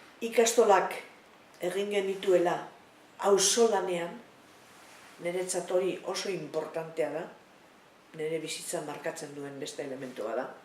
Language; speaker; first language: Basque; native; Basque